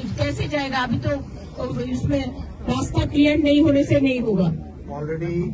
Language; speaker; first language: Hindi; non-native, local second language; Bangla